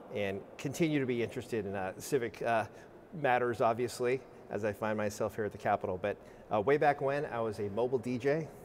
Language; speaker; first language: English; native; English